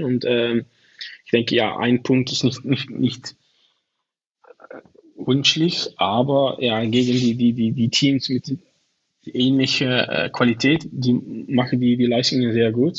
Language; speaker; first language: German; non-native, learner; Dutch